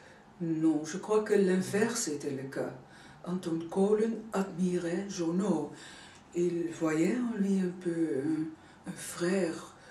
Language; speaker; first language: French; non-native, fluent; Dutch